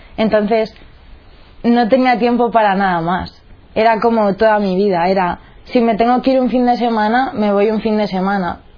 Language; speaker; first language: Spanish; native; Spanish